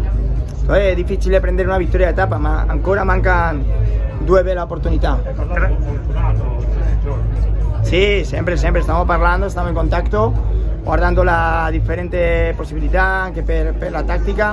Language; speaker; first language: Italian; non-native, learner; Spanish